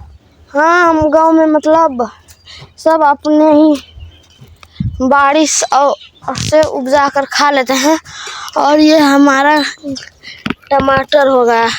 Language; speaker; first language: Hindi; non-native, local second language; Maithili